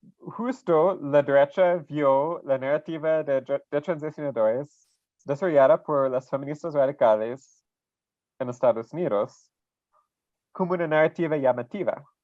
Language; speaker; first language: Spanish; non-native, fluent; English